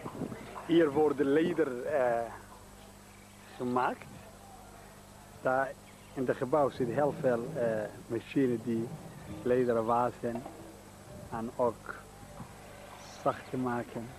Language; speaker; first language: Dutch; non-native, learner; Somali